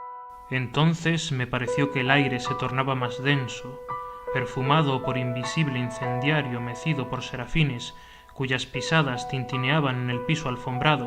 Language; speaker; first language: Spanish; native; Spanish